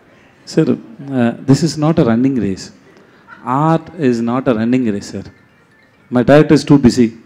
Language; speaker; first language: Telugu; non-native, local second language; Tamil